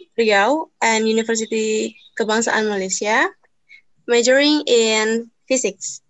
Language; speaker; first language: English; non-native, learner; Indonesian